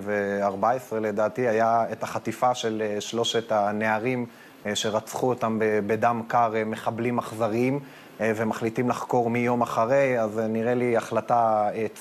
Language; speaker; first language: Hebrew; native; Hebrew